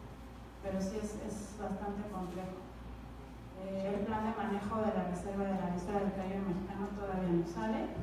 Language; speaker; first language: Spanish; native; Spanish